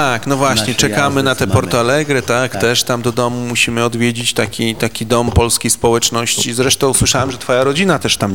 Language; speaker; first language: Polish; native; Polish